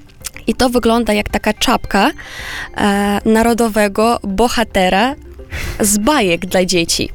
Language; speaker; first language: Polish; non-native, fluent; Romanian